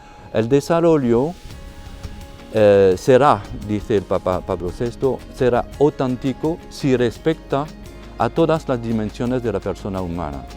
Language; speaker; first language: Spanish; non-native, fluent; French